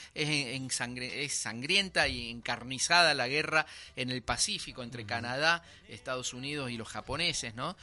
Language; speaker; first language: Spanish; native; Spanish